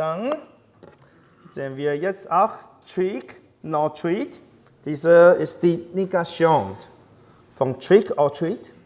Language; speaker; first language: German; non-native, fluent; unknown